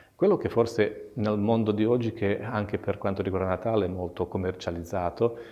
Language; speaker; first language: Italian; non-native, fluent; Slovak